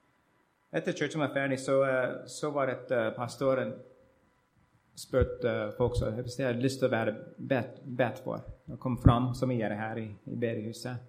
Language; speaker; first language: Norwegian; non-native, learner; English